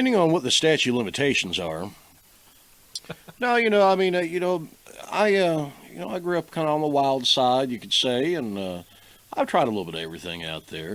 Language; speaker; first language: English; native; English